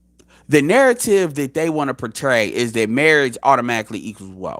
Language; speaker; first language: English; native; English